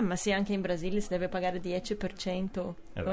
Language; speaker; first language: Italian; non-native, learner; Portuguese